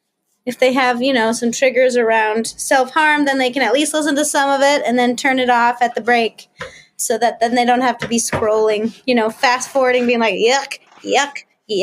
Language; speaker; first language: English; native; English